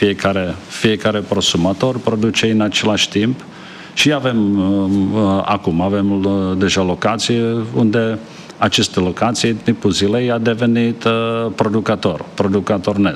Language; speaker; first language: Romanian; non-native, fluent; Czech